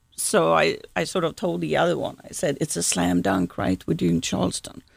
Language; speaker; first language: English; non-native, fluent; Swedish